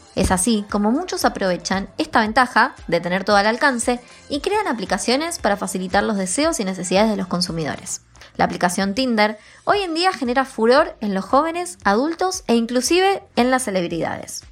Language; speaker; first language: Spanish; native; Spanish